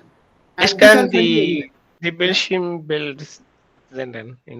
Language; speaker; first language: German; non-native, learner; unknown